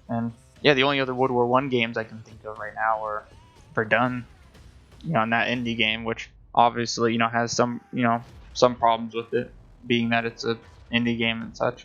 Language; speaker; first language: English; native; English